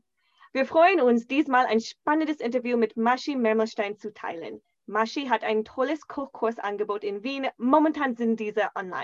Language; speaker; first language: German; non-native, fluent; English